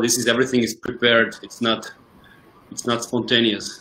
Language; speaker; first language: English; non-native, fluent; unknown